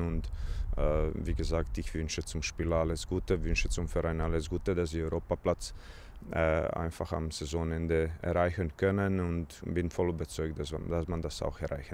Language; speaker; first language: German; non-native, fluent; Croatian